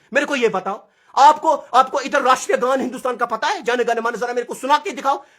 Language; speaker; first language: Urdu; non-native, local second language; Kashmiri